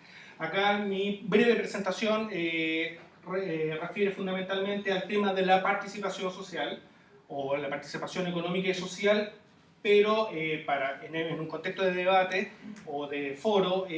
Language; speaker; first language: Spanish; native; Spanish